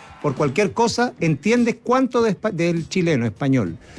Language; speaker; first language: Spanish; native; Spanish